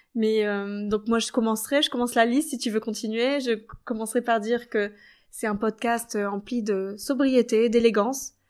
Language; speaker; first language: French; native; French